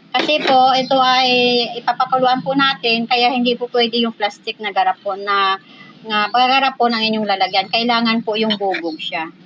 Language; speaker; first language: Filipino; native; Filipino